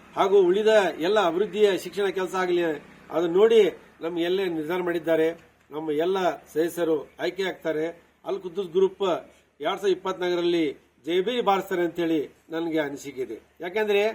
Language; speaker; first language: Kannada; non-native, local second language; Urdu